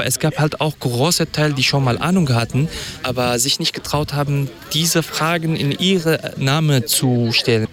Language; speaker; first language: German; non-native, fluent; Kurdish